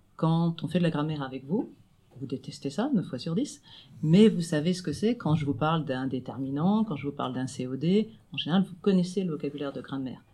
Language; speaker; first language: French; native; French